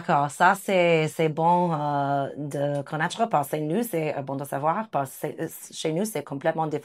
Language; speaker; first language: French; non-native, fluent; English